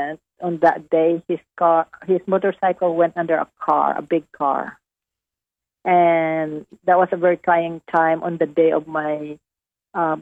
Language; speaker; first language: English; non-native, local second language; Hiligaynon